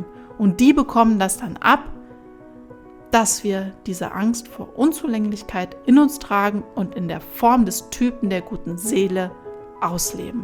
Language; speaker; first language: German; native; German